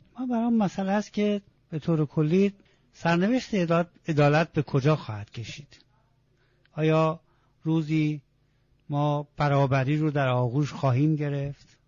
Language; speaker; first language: Persian; non-native, local second language; Azerbaijani